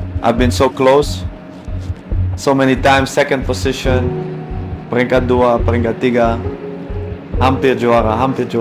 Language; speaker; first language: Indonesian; non-native, learner; Dutch